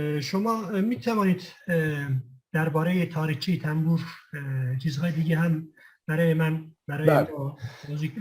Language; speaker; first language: Persian; non-native, fluent; Kurdish